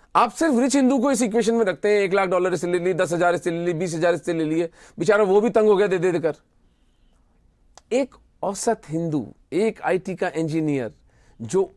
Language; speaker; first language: Hindi; native; Hindi